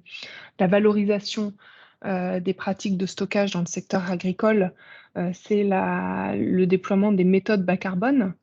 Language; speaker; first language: French; native; French